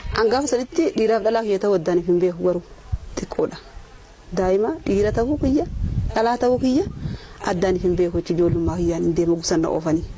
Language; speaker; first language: Oromo; native; Oromo